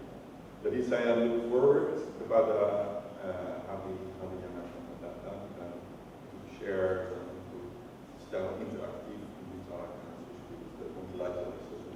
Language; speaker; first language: Indonesian; non-native, fluent; Dutch